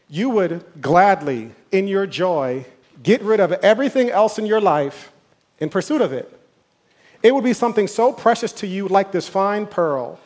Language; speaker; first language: English; native; English